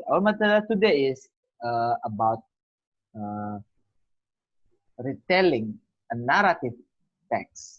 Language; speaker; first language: English; non-native, learner; Indonesian